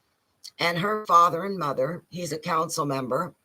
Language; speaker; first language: English; native; English